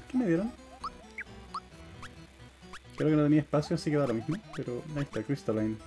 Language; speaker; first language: Spanish; native; Spanish